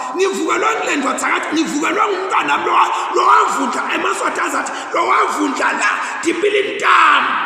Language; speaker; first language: Zulu; non-native, local second language; Swati